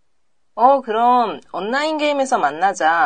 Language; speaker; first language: Korean; non-native, learner; Japanese